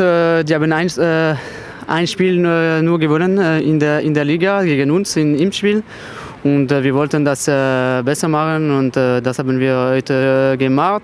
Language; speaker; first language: German; non-native, fluent; French